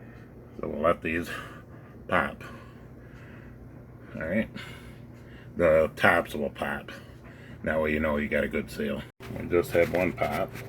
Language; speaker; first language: English; native; English